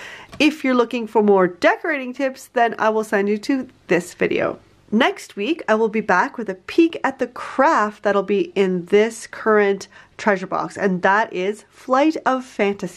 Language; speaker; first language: English; native; English